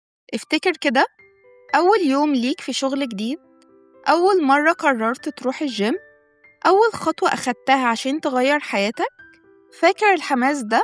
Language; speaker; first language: Arabic; native; Arabic